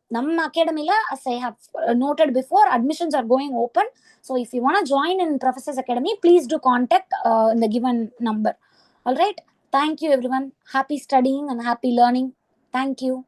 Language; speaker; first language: English; non-native, local second language; Tamil